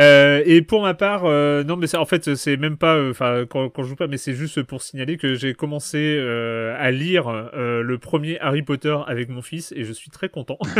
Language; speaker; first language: French; native; French